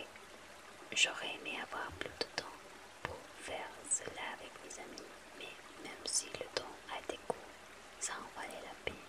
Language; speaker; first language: French; non-native, fluent; Spanish